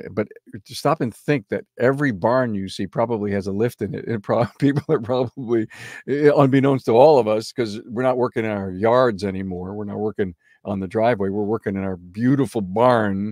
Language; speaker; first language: English; native; English